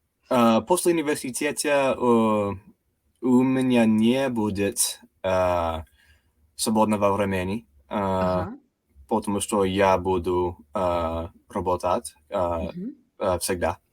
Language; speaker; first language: Russian; non-native, learner; English